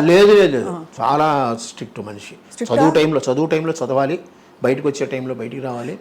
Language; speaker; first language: Telugu; native; Telugu